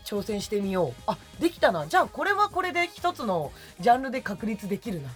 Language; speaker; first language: Japanese; native; Japanese